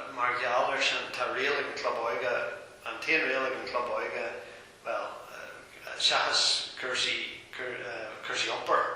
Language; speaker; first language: Irish; non-native, local second language; English